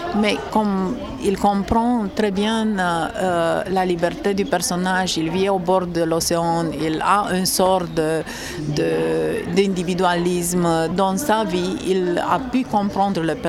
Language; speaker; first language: French; non-native, fluent; Romanian